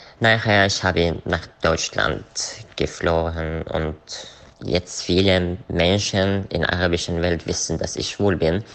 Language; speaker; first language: German; non-native, learner; Arabic